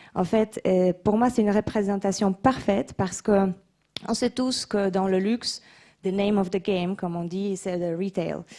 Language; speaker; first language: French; non-native, fluent; Polish